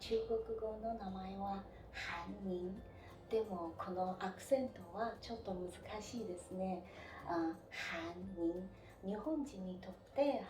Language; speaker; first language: Japanese; non-native, fluent; Chinese